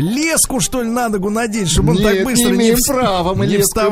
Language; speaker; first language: Russian; native; Russian